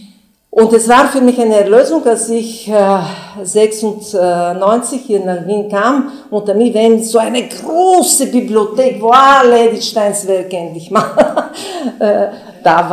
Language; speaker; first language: German; non-native, fluent; Bulgarian